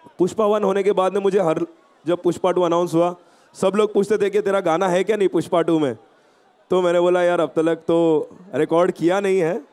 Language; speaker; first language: Hindi; native; Hindi